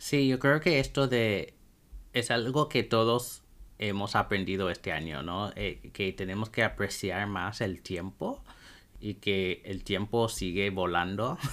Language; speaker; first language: Spanish; non-native, fluent; English